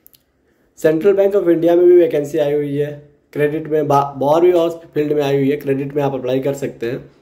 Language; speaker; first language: Hindi; native; Hindi